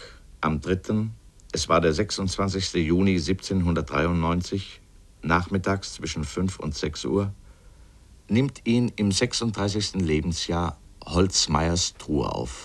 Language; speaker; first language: German; native; German